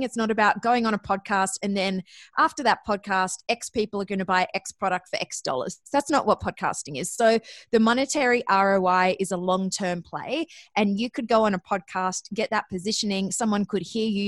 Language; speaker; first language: English; native; English